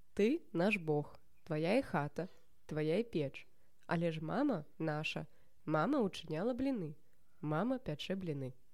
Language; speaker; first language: Belarusian; non-native, local second language; Russian